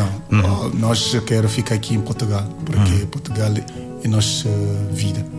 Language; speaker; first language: Portuguese; non-native, learner; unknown